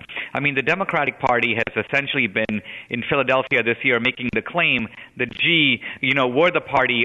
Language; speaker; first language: English; non-native, local second language; Hindi